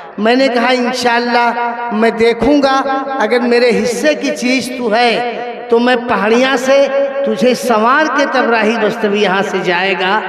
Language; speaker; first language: Hindi; native; Hindi